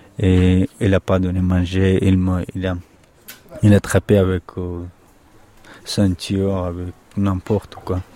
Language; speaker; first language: French; non-native, learner; Pashto